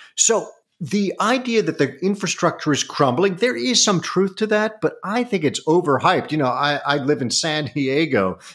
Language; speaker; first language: English; native; English